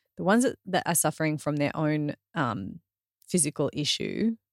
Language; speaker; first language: English; native; English